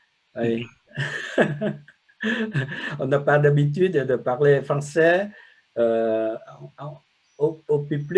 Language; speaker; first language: French; non-native, learner; Vietnamese